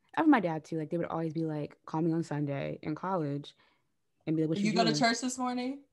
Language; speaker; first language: English; native; English